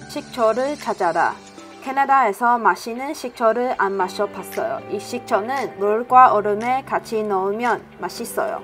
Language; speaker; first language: Korean; non-native, learner; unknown